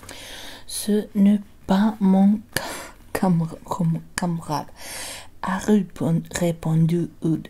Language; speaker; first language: French; non-native, learner; Spanish